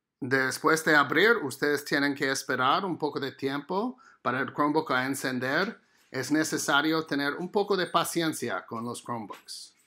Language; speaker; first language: Spanish; non-native, fluent; English